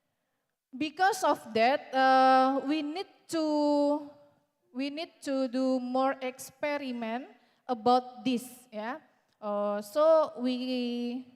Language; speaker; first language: English; non-native, learner; Indonesian